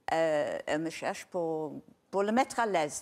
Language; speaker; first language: French; non-native, fluent; English